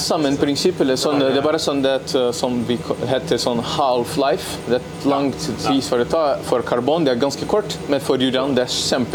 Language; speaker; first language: Norwegian; non-native, learner; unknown